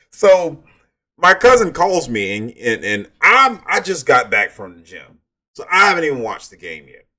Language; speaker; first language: English; native; English